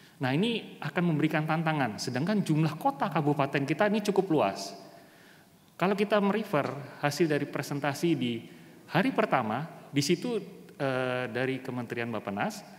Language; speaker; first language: Indonesian; native; Indonesian